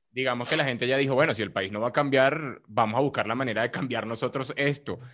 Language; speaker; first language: Spanish; native; Spanish